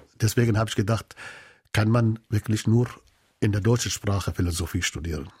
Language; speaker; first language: German; non-native, fluent; Arabic